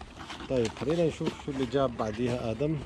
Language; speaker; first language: Arabic; native; Arabic